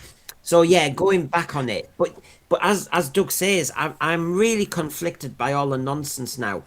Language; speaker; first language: English; native; English